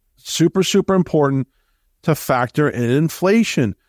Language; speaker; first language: English; native; English